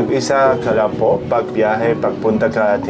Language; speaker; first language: Filipino; non-native, learner; Arabic